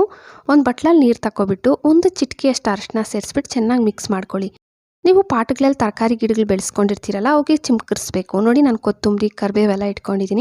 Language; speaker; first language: Kannada; native; Kannada